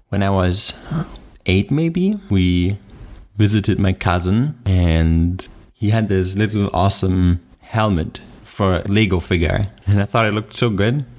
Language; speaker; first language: English; non-native, fluent; German